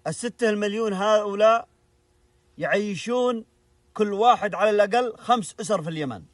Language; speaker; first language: Arabic; native; Arabic